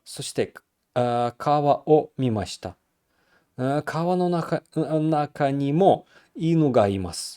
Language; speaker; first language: Japanese; non-native, learner; Russian